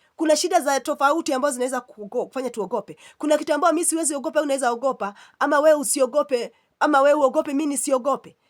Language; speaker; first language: Swahili; non-native, local second language; Kikuyu